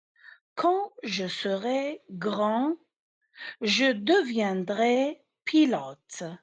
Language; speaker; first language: French; non-native, fluent; Arabic